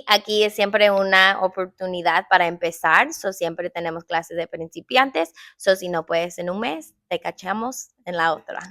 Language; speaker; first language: Spanish; early bilingual, heritage; English